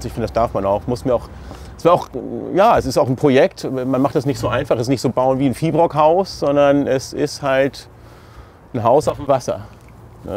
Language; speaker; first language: German; native; German